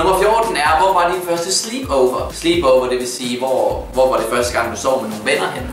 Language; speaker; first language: Danish; native; Danish